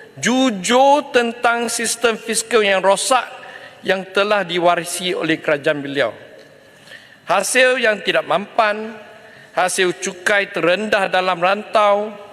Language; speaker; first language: Malay; non-native, local second language; Chinese